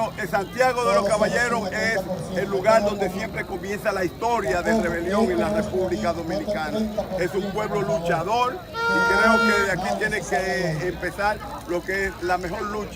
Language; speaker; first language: Spanish; native; Spanish